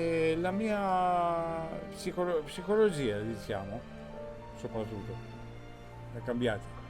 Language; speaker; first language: Italian; non-native, fluent; Greek